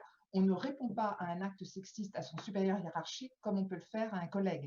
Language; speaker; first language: French; native; French